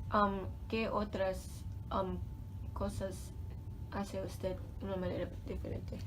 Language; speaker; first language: Spanish; non-native, learner; English